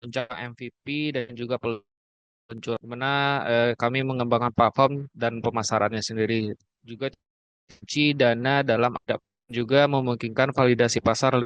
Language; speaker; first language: Indonesian; native; Indonesian